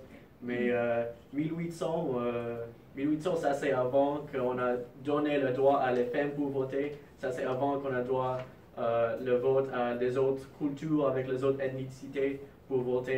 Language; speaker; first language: French; non-native, fluent; English